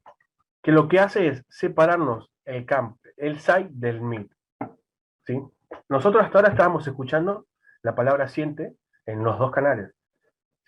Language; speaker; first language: Spanish; native; Spanish